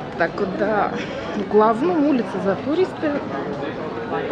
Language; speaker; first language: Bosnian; non-native, fluent; Russian